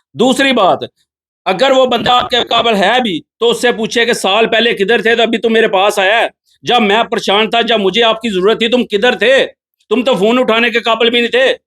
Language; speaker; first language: Urdu; non-native, local second language; Punjabi